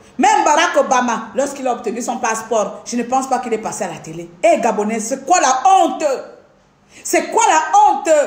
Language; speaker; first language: French; non-native, local second language; Fang